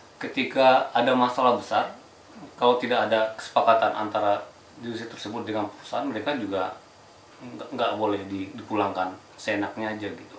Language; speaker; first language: Indonesian; native; Indonesian